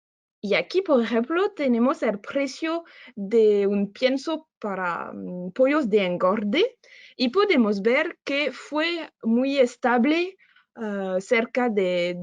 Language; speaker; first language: Spanish; non-native, fluent; French